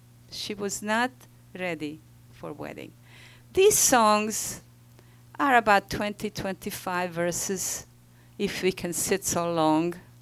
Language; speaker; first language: English; non-native, fluent; Ladino